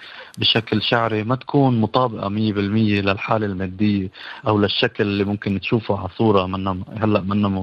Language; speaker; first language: Arabic; native; Arabic